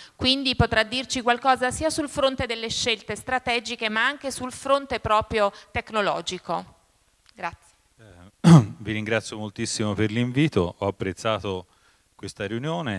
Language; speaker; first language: Italian; native; Italian